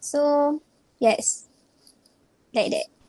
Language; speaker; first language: English; non-native, local second language; Malay